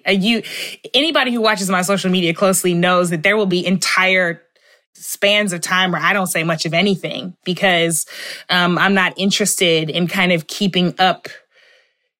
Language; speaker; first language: English; native; English